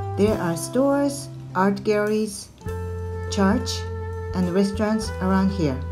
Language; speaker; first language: English; non-native, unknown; Japanese